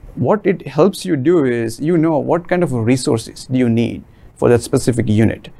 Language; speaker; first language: English; non-native, local second language; Gujarati